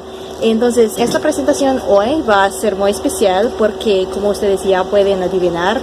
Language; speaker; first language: Spanish; non-native, fluent; English